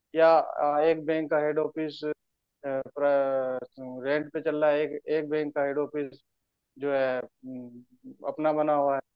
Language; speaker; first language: Hindi; native; Hindi